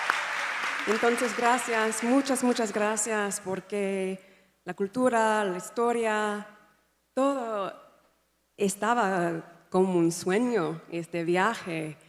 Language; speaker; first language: Spanish; non-native, learner; English